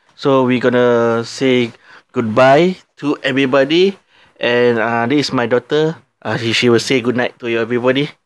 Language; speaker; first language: English; non-native, local second language; Malay